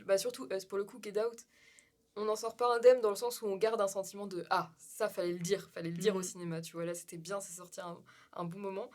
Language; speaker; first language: French; native; French